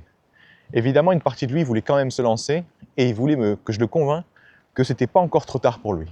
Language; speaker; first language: French; native; French